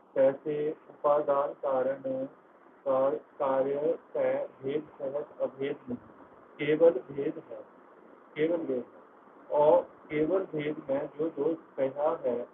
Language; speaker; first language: Hindi; non-native, local second language; Punjabi